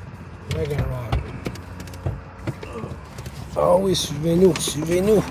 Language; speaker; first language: French; native; French